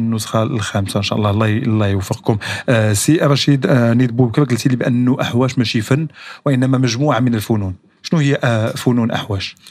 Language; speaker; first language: Arabic; native; Arabic